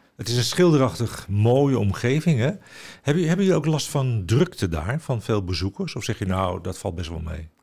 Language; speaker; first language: Dutch; native; Dutch